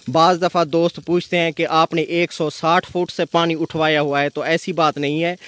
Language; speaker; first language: Urdu; non-native, local second language; Sindhi